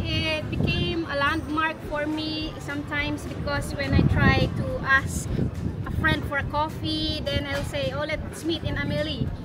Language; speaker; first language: English; non-native, local second language; Filipino